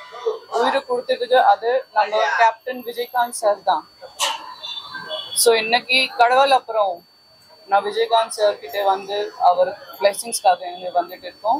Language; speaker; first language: Tamil; non-native, fluent; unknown